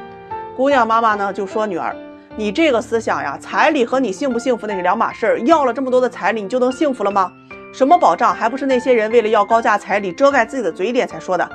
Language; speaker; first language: Chinese; native; Chinese